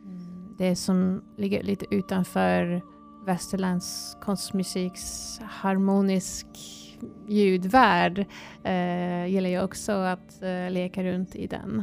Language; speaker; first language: Swedish; non-native, fluent; English